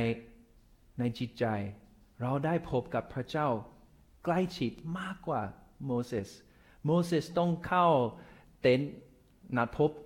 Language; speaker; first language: Thai; non-native, fluent; English